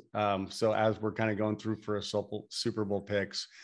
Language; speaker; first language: English; native; English